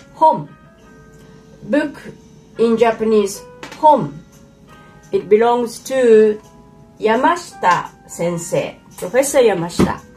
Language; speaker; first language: English; non-native, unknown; Japanese